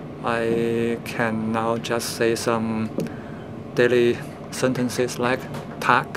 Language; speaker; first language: English; non-native, fluent; Chinese